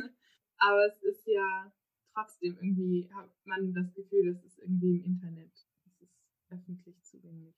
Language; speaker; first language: German; native; German